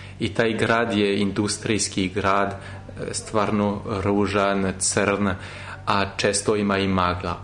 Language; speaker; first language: Serbian; non-native, fluent; French